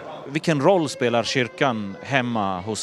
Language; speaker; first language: Swedish; non-native, local second language; Turoyo